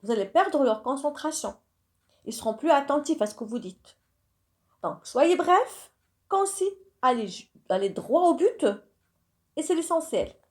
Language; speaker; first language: French; non-native, local second language; Arabic